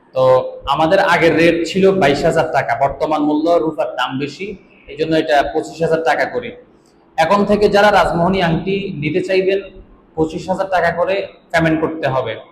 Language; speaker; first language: Bangla; native; Bangla